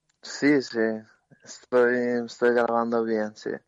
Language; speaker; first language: Spanish; non-native, learner; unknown